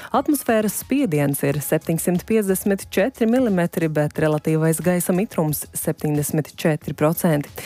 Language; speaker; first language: Latvian; native; Latvian